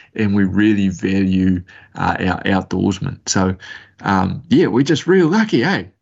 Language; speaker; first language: English; native; English